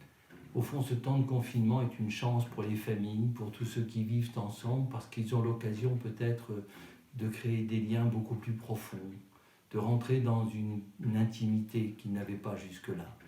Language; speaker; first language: French; native; French